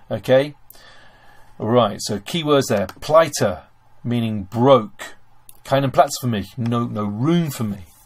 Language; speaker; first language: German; non-native, fluent; English